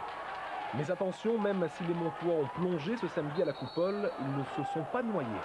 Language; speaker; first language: French; native; French